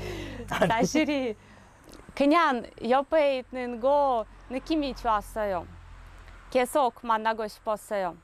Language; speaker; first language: Korean; non-native, learner; Russian